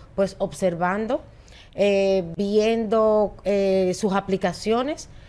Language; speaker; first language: Spanish; native; Spanish